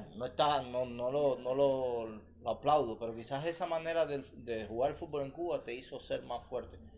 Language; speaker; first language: Spanish; native; Spanish